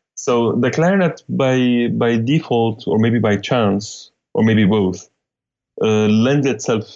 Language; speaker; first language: English; non-native, fluent; Arabic